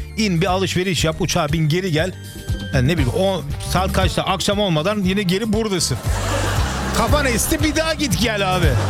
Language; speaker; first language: Turkish; early bilingual, heritage; Turkish